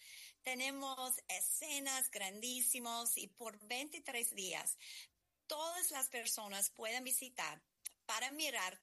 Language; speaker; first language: Spanish; non-native, fluent; English